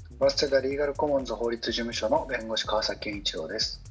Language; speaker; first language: Japanese; native; Japanese